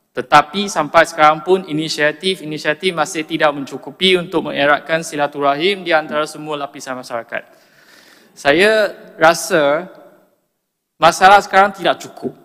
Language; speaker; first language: Malay; non-native, local second language; Chinese